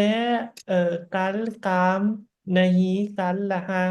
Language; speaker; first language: Hindi; non-native, learner; Thai